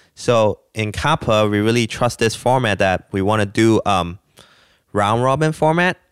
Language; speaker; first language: English; non-native, local second language; Cantonese